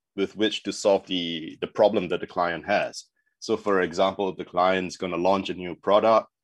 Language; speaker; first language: English; native; English